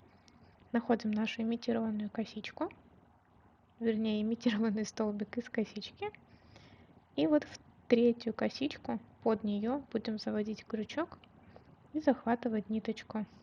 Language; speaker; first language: Russian; native; Russian